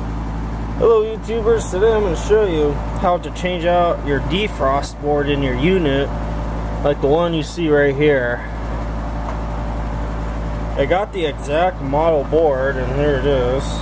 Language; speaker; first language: English; native; English